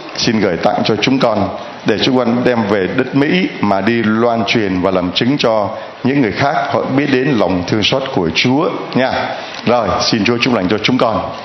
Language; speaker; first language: Vietnamese; native; Vietnamese